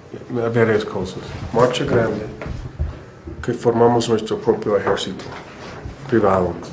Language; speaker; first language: Spanish; non-native, fluent; English